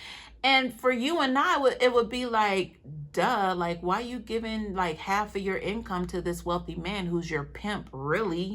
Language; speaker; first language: English; native; English